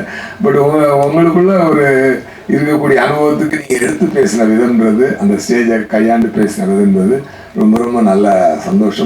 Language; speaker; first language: Tamil; native; Tamil